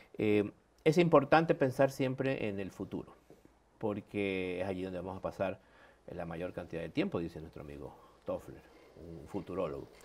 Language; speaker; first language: Spanish; native; Spanish